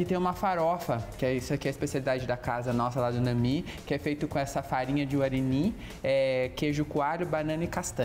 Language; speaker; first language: Portuguese; native; Portuguese